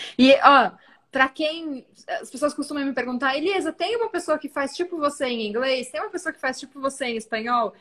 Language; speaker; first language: Portuguese; native; Portuguese